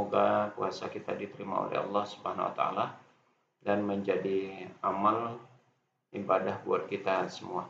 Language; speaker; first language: Indonesian; native; Indonesian